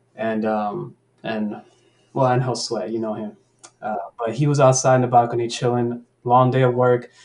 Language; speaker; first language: English; early bilingual, other home language; Spanish